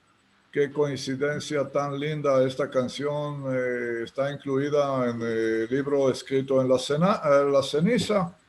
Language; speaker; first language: Spanish; non-native, fluent; Hebrew